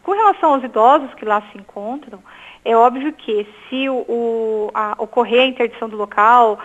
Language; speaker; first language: Portuguese; native; Portuguese